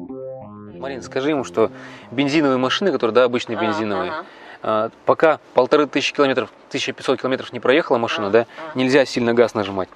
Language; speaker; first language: Russian; native; Russian